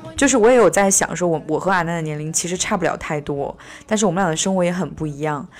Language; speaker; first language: Chinese; native; Chinese